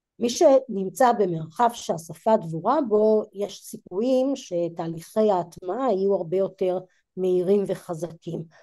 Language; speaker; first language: Hebrew; native; Hebrew